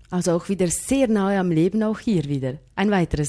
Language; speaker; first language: German; native; German